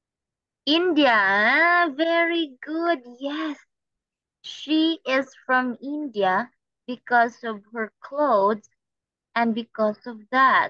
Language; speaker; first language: English; non-native, fluent; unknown